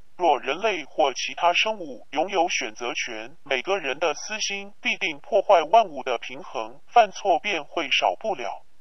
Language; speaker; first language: Chinese; non-native, local second language; Cantonese